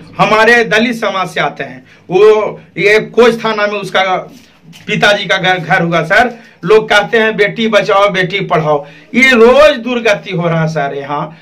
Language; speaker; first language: Hindi; native; Hindi